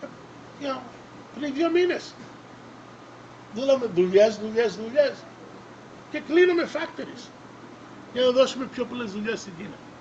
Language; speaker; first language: Greek; early bilingual, other home language; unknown